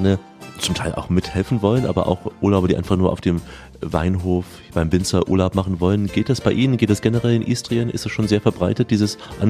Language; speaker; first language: German; native; German